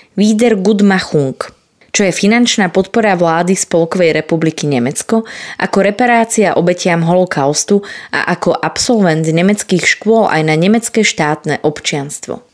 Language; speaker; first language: Slovak; native; Slovak